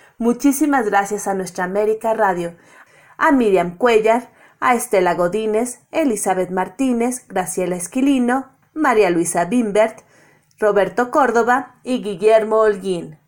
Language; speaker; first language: Spanish; native; Spanish